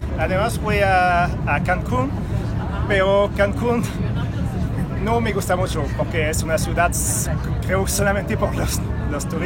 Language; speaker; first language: Spanish; non-native, learner; French